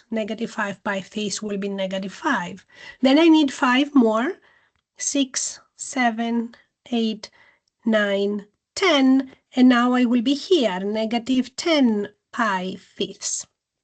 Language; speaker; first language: English; non-native, fluent; Greek